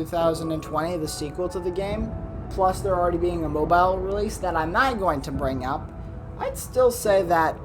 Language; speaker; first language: English; native; English